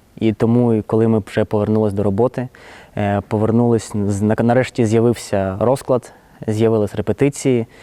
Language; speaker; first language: Ukrainian; non-native, local second language; Russian